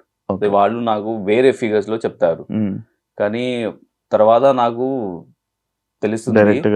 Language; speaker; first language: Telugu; non-native, learner; Hindi